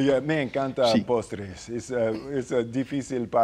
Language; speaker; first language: Spanish; non-native, learner; English